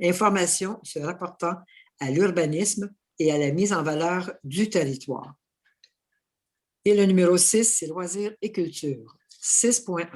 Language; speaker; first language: French; native; French